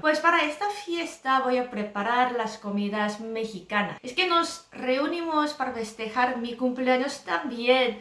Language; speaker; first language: Spanish; non-native, learner; Korean